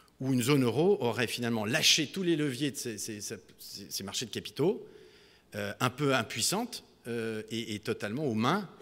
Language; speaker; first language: French; native; French